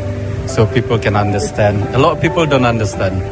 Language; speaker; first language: English; non-native, learner; Indonesian